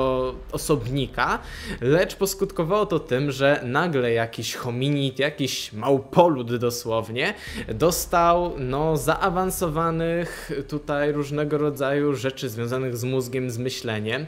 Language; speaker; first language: Polish; native; Polish